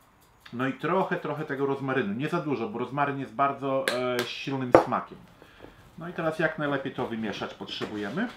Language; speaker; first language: Polish; early bilingual, heritage; Polish